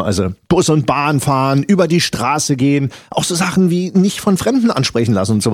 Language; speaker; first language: German; native; German